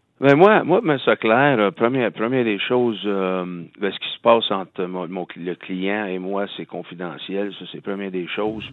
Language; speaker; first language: French; native; French